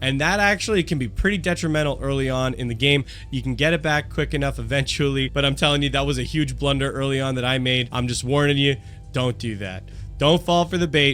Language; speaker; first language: English; native; English